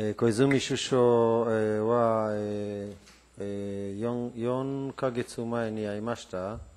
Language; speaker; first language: Japanese; non-native, learner; Hebrew